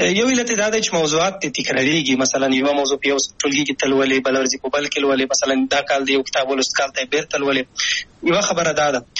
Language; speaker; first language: Pashto; native; Pashto